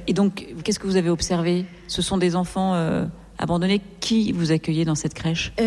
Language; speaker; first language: French; native; French